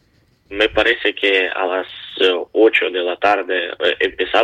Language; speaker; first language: Spanish; non-native, learner; Ukrainian